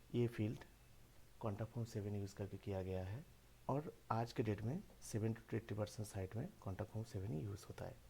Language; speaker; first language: Hindi; non-native, local second language; Bangla